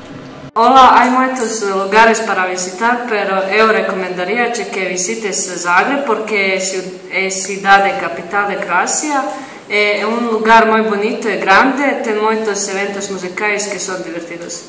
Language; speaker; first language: Galician; non-native, learner; Croatian